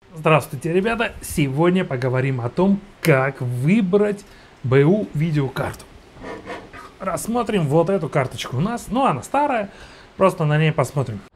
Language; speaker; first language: Russian; non-native, fluent; Georgian